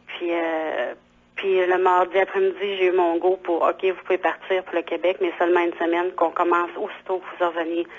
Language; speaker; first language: French; native; French